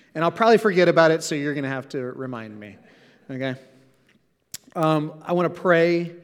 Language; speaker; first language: English; native; English